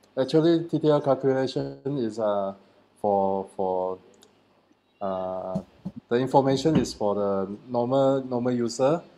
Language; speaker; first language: English; non-native, learner; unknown